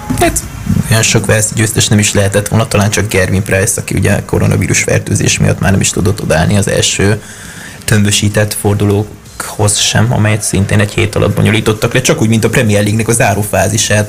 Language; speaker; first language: Hungarian; native; Hungarian